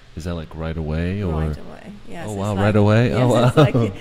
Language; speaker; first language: English; non-native, fluent; Portuguese